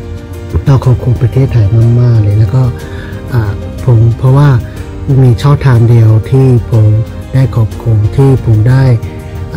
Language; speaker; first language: Thai; non-native, fluent; Burmese